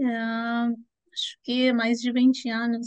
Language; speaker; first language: Portuguese; non-native, fluent; Spanish